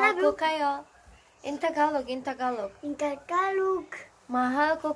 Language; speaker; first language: Filipino; early bilingual, heritage; Filipino